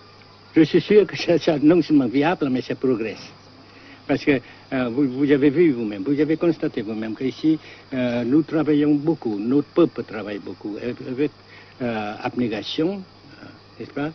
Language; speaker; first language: French; non-native, local second language; Vietnamese